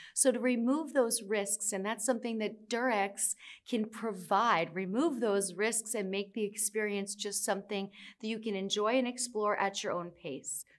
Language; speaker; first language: English; native; English